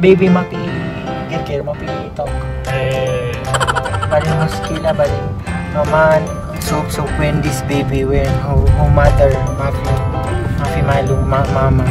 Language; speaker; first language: Arabic; non-native, learner; Maranao